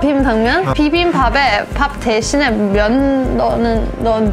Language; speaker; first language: Korean; non-native, fluent; German